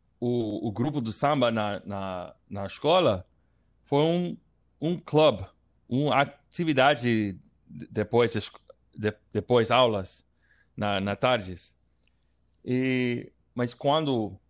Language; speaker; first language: Portuguese; non-native, learner; English